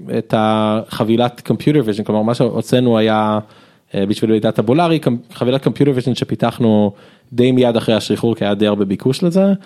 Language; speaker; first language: Hebrew; early bilingual, other home language; English